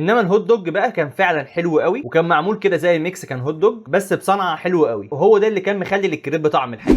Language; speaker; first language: Arabic; native; Arabic